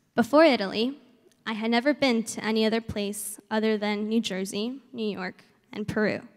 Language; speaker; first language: English; early bilingual, other home language; Spanish